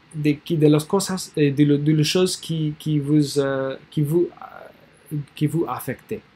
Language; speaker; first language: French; non-native, learner; English